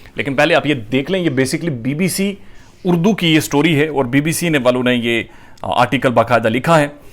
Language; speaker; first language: Urdu; native; Urdu